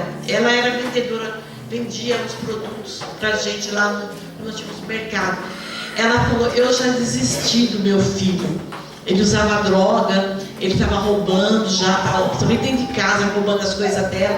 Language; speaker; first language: Portuguese; native; Portuguese